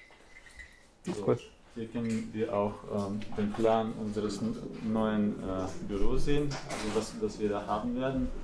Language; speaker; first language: German; non-native, fluent; Latvian